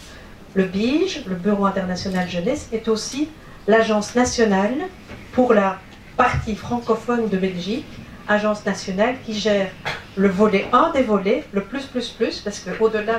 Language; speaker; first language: French; native; French